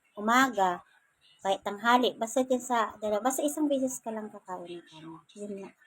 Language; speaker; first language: Filipino; non-native, local second language; Bikol